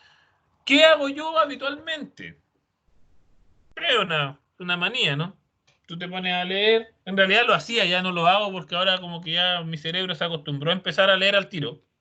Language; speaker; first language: Spanish; native; Spanish